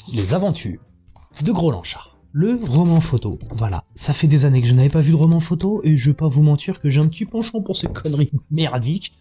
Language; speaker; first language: French; native; French